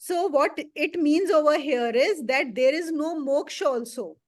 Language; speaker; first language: English; non-native, local second language; Hindi